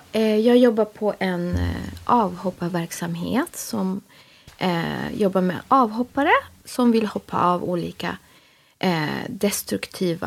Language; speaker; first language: Swedish; early bilingual, other home language; Spanish